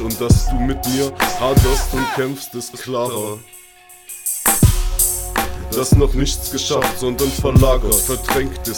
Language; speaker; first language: German; native; German